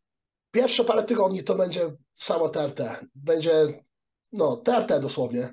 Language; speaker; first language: Polish; early bilingual, heritage; Polish